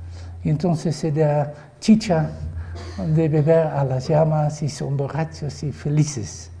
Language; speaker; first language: Spanish; non-native, fluent; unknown